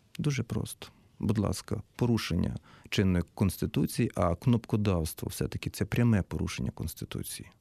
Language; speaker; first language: Ukrainian; native; Ukrainian